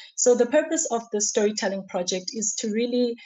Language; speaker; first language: English; non-native, local second language; Xhosa